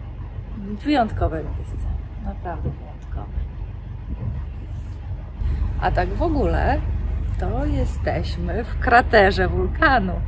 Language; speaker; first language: Polish; native; Polish